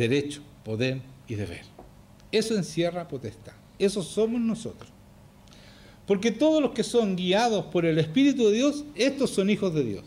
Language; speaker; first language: Spanish; native; Spanish